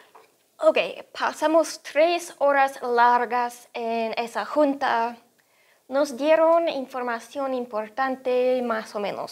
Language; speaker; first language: Spanish; non-native, fluent; English